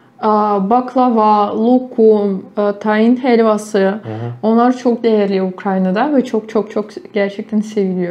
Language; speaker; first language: Turkish; non-native, fluent; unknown